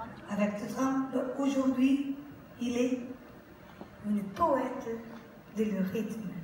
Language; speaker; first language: French; non-native, learner; Portuguese